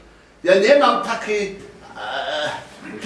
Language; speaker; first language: Polish; non-native, learner; English